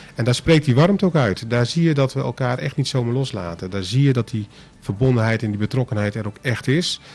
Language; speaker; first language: Dutch; non-native, local second language; Papiamento